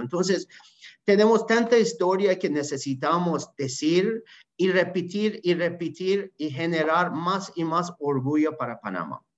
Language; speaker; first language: Spanish; non-native, learner; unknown